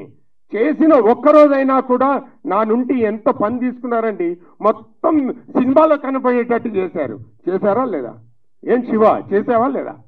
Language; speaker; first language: Telugu; native; Telugu